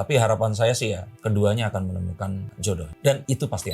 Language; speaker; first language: Indonesian; native; Indonesian